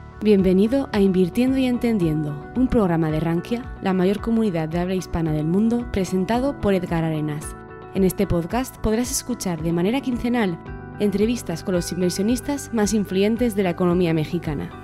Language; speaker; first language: Spanish; native; Spanish